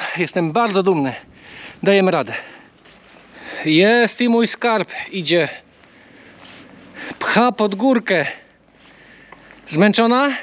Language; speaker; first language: Polish; native; Polish